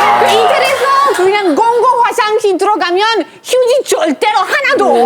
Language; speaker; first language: Korean; non-native, fluent; Italian